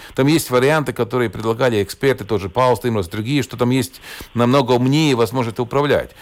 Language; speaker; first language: Russian; non-native, local second language; Latvian